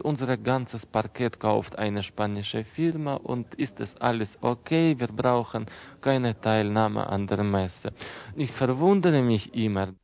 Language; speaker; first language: German; non-native, learner; Russian